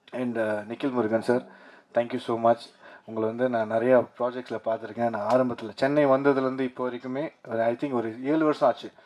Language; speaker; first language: Tamil; early bilingual, heritage; Tamil